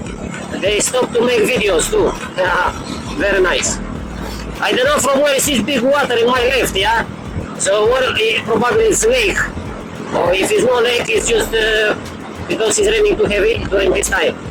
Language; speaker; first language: English; non-native, learner; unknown